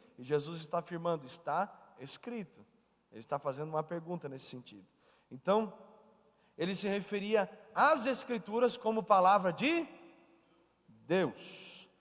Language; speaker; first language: Portuguese; native; Portuguese